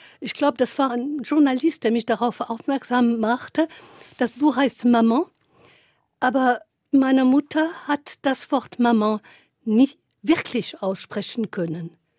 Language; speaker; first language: German; non-native, fluent; French